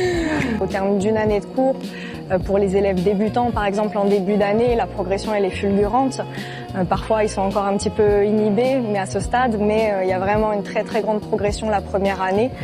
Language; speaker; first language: French; native; French